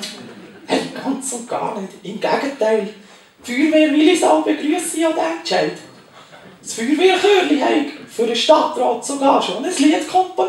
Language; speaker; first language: German; native; German